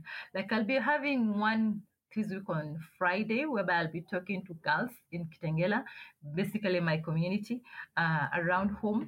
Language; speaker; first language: English; non-native, local second language; Masai